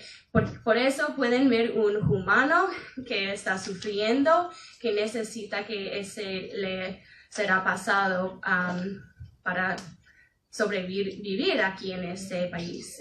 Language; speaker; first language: Spanish; non-native, fluent; English